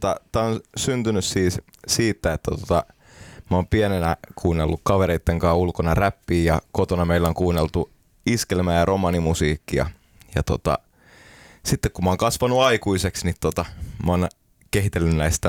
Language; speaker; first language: Finnish; early bilingual, heritage; Finnish